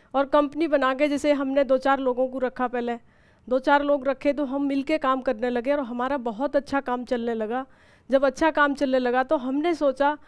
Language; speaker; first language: Hindi; native; Hindi